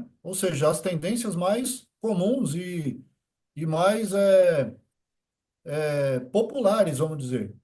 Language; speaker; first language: Portuguese; native; Portuguese